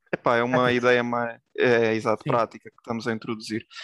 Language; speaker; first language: Portuguese; early bilingual, other home language; Ukrainian